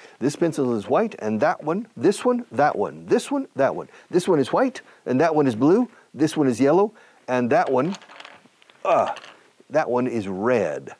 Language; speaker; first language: English; native; English